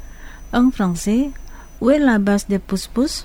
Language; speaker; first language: French; non-native, fluent; Indonesian